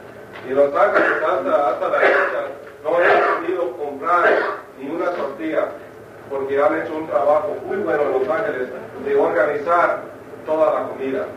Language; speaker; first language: Spanish; non-native, fluent; English